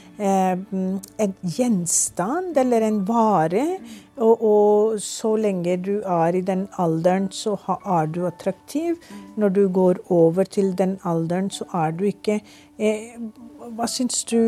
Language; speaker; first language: Norwegian; non-native, fluent; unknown